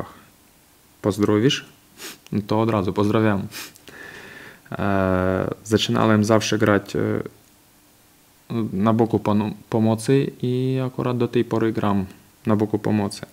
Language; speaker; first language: Polish; non-native, fluent; Ukrainian